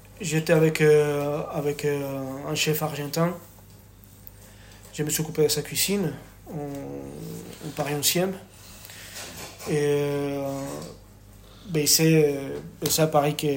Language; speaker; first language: French; non-native, fluent; Spanish